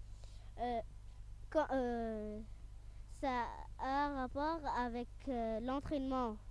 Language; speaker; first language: French; non-native, fluent; Arabic